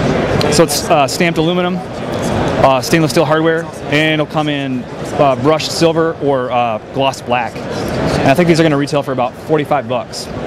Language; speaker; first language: English; native; English